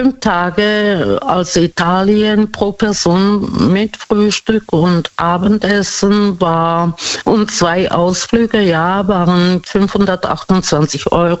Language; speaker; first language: German; non-native, fluent; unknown